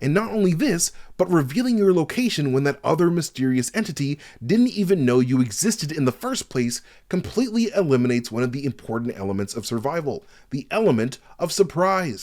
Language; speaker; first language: English; native; English